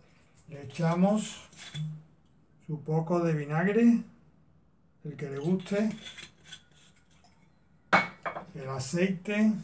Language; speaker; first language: Spanish; native; Spanish